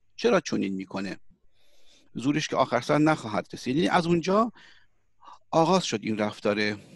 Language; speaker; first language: Persian; early bilingual, heritage; Persian